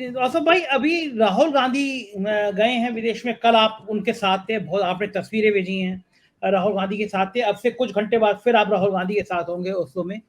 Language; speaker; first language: Hindi; native; Hindi